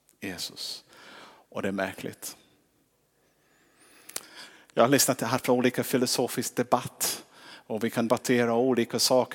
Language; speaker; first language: Swedish; non-native, fluent; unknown